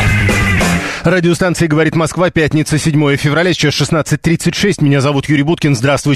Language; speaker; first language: Russian; native; Russian